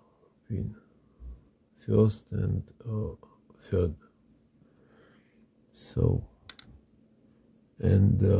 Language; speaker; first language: English; non-native, learner; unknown